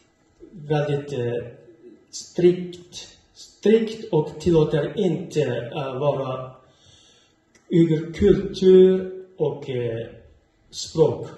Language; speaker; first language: Swedish; non-native, learner; Uyghur